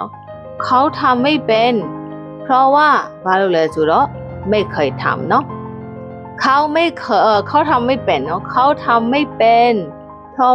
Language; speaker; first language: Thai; non-native, fluent; Burmese